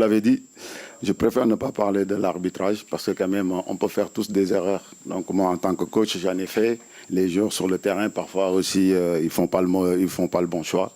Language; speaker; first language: French; non-native, local second language; Wolof